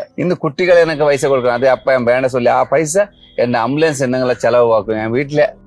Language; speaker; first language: Malayalam; non-native, learner; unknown